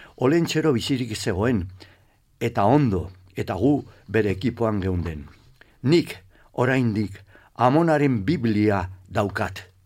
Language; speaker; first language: Basque; non-native, local second language; Spanish